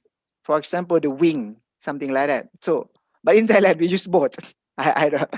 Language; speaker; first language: English; non-native, fluent; Thai